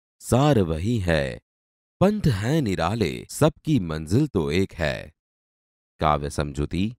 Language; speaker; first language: Hindi; non-native, local second language; Gujarati